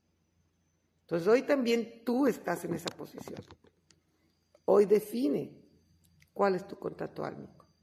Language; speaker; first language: Spanish; native; Spanish